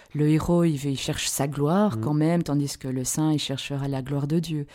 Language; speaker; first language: French; native; French